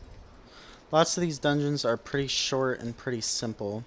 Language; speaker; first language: English; native; English